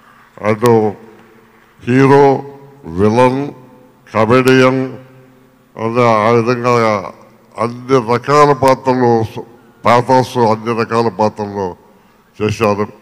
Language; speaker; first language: Telugu; native; Telugu